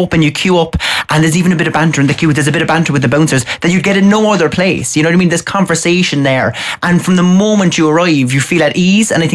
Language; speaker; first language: English; native; English